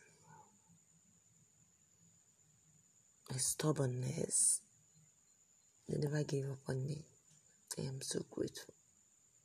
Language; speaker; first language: English; non-native, local second language; Igbo